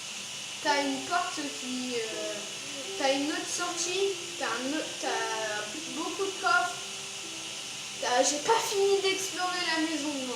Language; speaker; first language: French; native; French